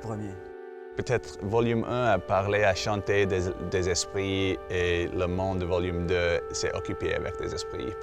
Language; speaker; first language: French; non-native, fluent; English